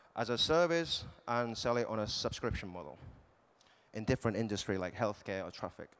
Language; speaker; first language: English; non-native, fluent; Korean